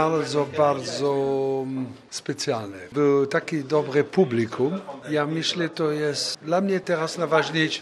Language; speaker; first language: Polish; non-native, learner; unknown